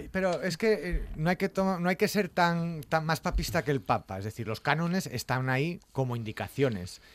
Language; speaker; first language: Spanish; native; Spanish